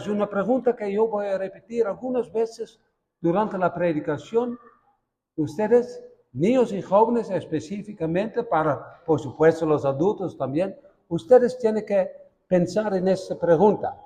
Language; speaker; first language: Spanish; non-native, fluent; Dutch